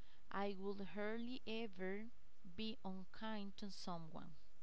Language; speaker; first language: English; non-native, fluent; Spanish